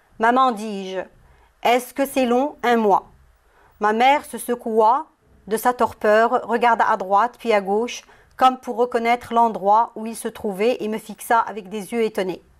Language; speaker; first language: French; non-native, local second language; Arabic